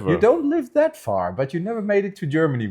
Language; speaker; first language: English; non-native, fluent; German